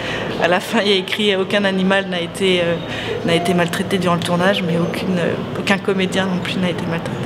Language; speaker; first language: French; native; French